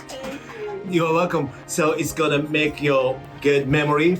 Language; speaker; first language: English; non-native, learner; Japanese